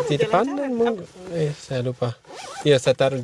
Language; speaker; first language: Indonesian; non-native, learner; German